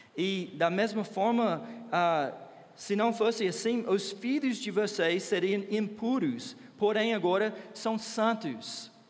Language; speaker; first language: Portuguese; non-native, fluent; English